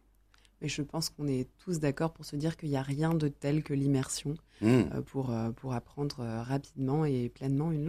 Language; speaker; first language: French; native; French